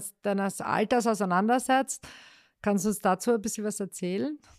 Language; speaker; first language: German; native; German